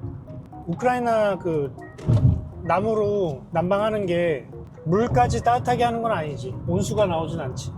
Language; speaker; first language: Korean; native; Korean